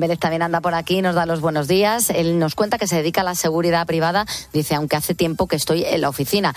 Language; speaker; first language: Spanish; native; Spanish